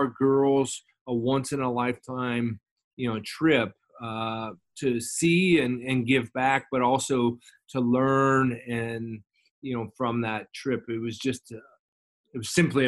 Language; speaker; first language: English; native; English